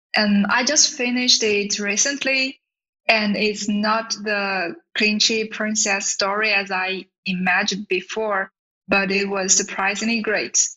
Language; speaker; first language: English; non-native, fluent; Chinese